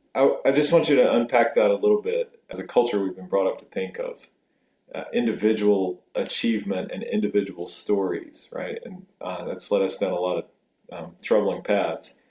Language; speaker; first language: English; native; English